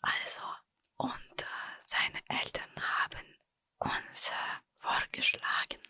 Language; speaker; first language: German; non-native, fluent; Russian